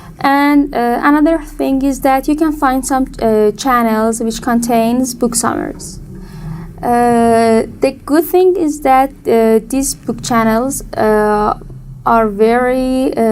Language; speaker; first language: English; non-native, fluent; Persian